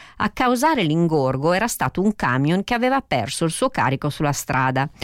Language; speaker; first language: Italian; native; Italian